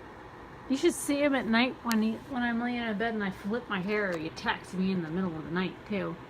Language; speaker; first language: English; native; English